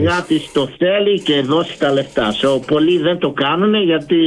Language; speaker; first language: Greek; early bilingual, heritage; Greek